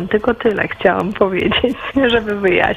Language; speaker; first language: Polish; native; Polish